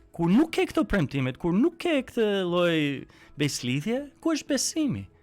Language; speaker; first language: Albanian; non-native, fluent; English